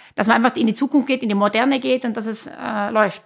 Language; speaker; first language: German; native; German